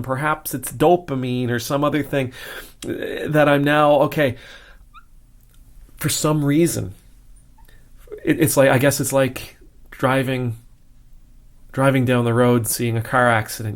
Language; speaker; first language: English; native; English